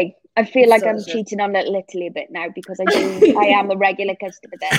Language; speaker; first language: English; native; English